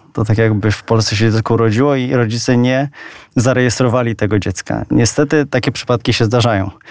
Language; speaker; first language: Polish; native; Polish